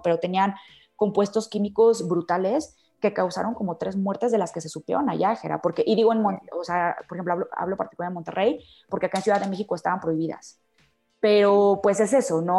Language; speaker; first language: Spanish; native; Spanish